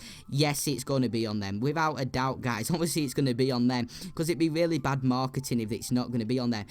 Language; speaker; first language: English; native; English